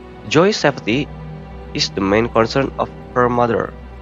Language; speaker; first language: English; non-native, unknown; Indonesian